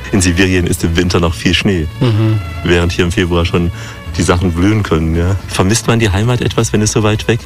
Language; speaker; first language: German; native; German